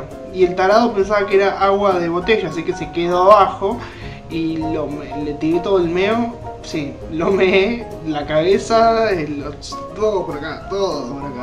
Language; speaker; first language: Spanish; native; Spanish